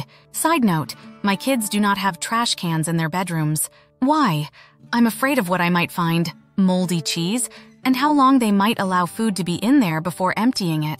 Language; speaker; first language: English; native; English